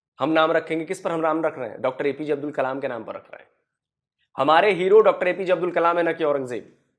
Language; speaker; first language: Hindi; native; Hindi